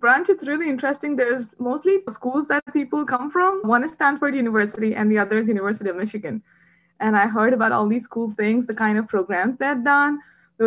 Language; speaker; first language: English; non-native, local second language; Hindi